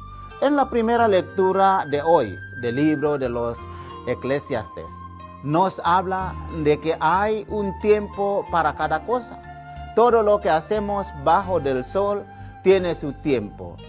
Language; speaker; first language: Spanish; non-native, fluent; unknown